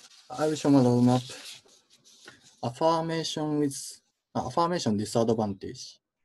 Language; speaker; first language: English; non-native, fluent; Japanese